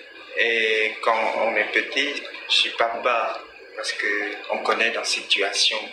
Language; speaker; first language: French; non-native, learner; Khmer